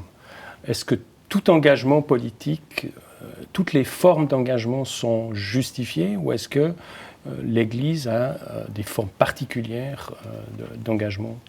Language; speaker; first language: French; native; French